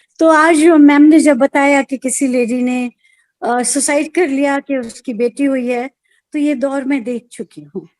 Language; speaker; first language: Hindi; native; Hindi